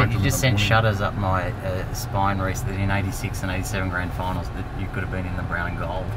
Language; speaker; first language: English; native; English